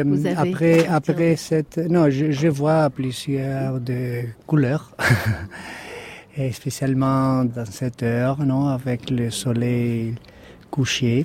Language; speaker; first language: French; non-native, fluent; Spanish